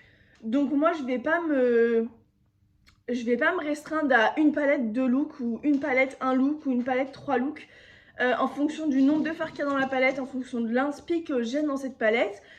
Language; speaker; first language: French; native; French